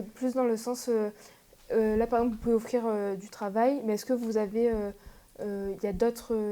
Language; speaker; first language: French; native; French